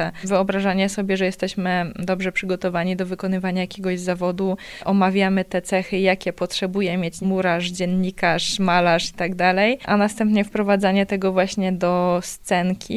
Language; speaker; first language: Polish; native; Polish